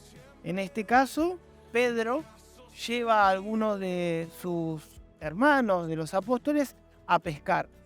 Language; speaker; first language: Spanish; native; Spanish